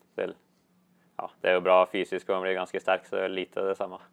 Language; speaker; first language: Swedish; non-native, fluent; Norwegian